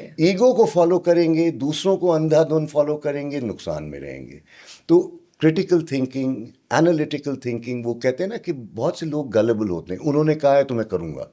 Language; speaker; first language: Urdu; native; Urdu